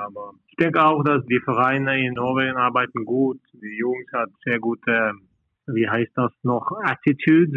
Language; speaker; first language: German; non-native, learner; Norwegian